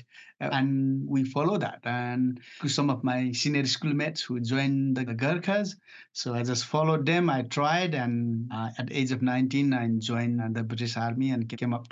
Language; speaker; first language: English; non-native, fluent; Nepali